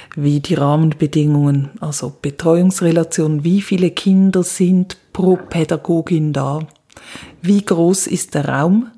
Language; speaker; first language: German; native; German